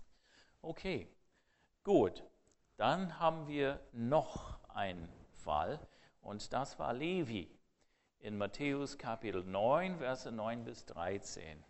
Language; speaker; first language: German; non-native, fluent; English